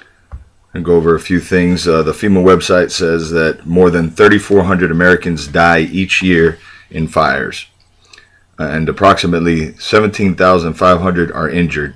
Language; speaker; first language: English; native; English